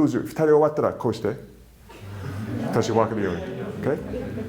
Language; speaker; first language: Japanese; non-native, fluent; English